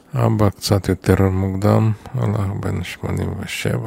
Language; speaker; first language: Hebrew; non-native, fluent; Yiddish